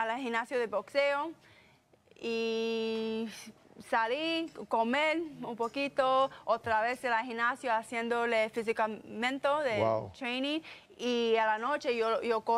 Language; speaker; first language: Spanish; early bilingual, heritage; English